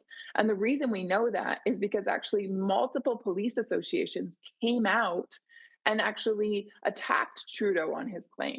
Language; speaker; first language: English; native; English